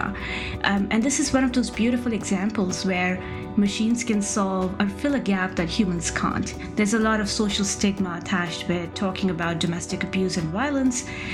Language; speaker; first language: English; non-native, local second language; Hindi